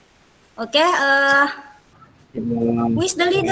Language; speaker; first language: English; non-native, fluent; Indonesian